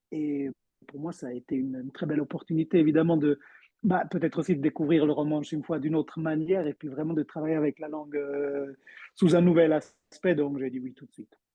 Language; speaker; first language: French; non-native, fluent; Romansh